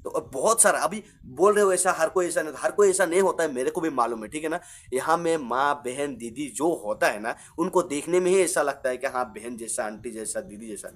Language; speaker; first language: Hindi; non-native, local second language; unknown